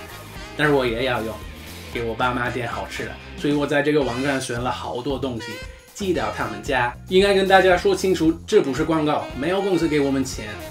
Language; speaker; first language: Chinese; non-native, fluent; English